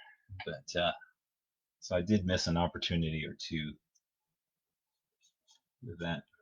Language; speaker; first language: English; native; English